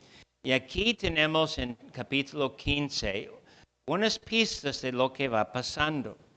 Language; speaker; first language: Spanish; non-native, fluent; English